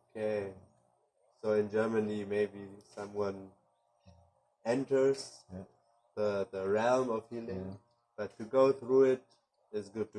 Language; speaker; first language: English; non-native, fluent; German